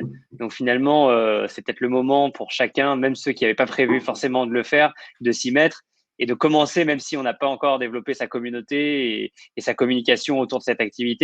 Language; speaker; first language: French; native; French